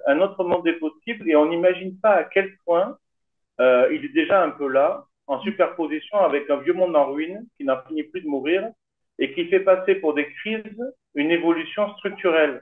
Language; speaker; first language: French; native; French